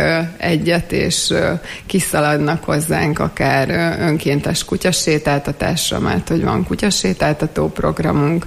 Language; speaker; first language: Hungarian; native; Hungarian